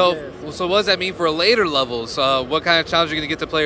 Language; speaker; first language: English; native; English